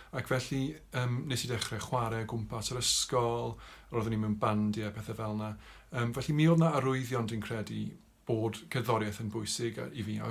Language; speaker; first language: Welsh; non-native, local second language; English